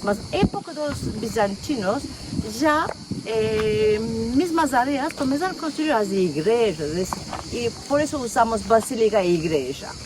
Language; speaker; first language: Portuguese; non-native, fluent; Turkish